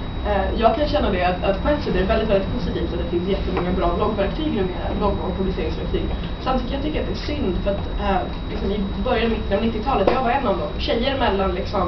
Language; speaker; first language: Swedish; native; Swedish